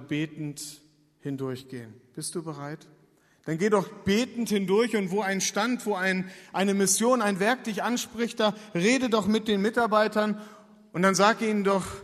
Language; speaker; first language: German; native; German